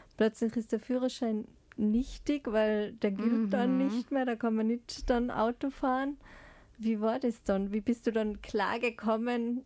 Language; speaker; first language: German; native; German